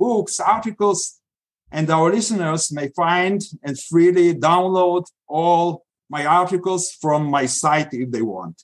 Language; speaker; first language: English; non-native, fluent; Yiddish